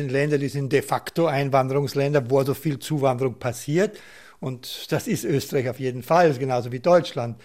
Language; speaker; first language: German; native; German